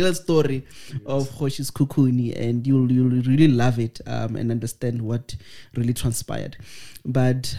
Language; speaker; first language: English; non-native, local second language; Northern Sotho